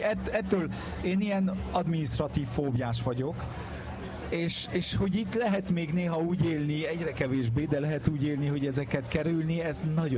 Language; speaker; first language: Hungarian; early bilingual, heritage; French